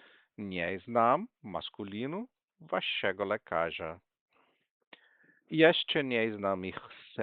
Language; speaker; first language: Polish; non-native, fluent; Portuguese